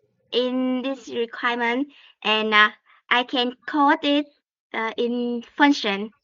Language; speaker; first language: English; non-native, learner; Vietnamese